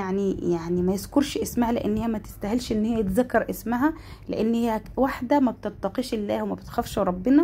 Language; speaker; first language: Arabic; native; Arabic